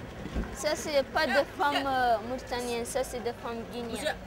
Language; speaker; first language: French; non-native, learner; Arabic